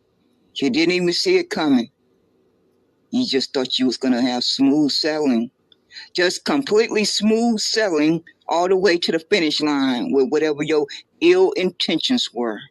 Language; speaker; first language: English; native; English